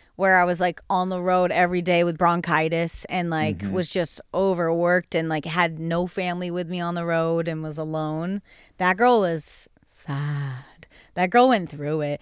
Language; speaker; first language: English; native; English